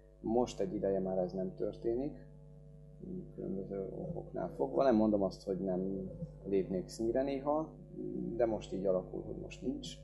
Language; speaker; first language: Hungarian; early bilingual, other home language; Polish